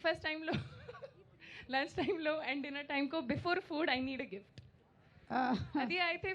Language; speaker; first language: Telugu; non-native, local second language; Hindi